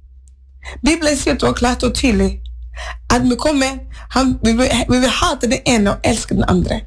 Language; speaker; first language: Norwegian; non-native, learner; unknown